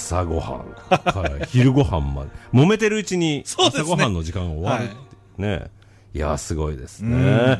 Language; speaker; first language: Japanese; native; Japanese